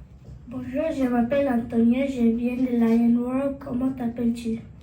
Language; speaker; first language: French; non-native, learner; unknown